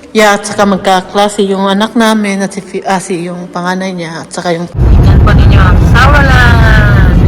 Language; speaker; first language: Filipino; non-native, local second language; Cebuano